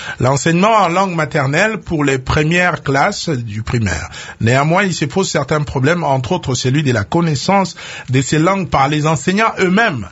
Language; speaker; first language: French; non-native, local second language; Lingala